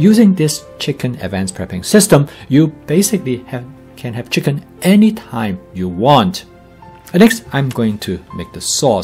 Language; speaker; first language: English; non-native, fluent; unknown